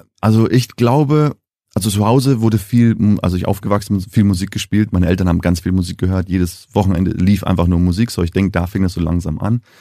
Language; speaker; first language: German; early bilingual, heritage; German